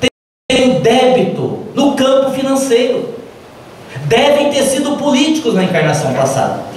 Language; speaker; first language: Portuguese; native; Portuguese